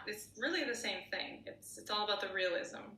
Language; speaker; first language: English; native; English